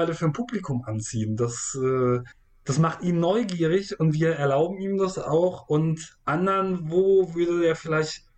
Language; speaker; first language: German; native; German